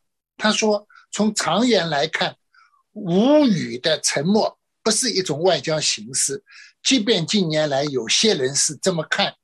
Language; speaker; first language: Chinese; native; Chinese